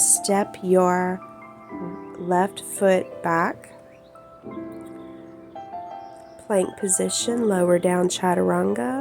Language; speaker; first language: English; native; English